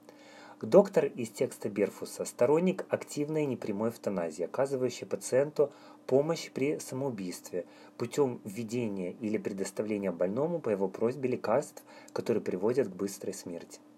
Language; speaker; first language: Russian; native; Russian